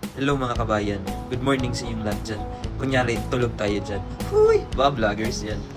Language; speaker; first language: Filipino; non-native, local second language; Cebuano